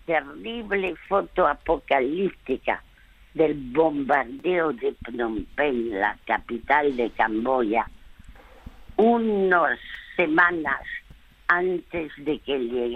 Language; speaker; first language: Spanish; early bilingual, other home language; French